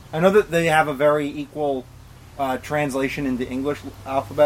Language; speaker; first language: English; native; English